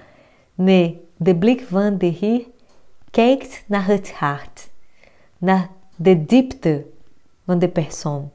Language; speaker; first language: Dutch; non-native, fluent; Portuguese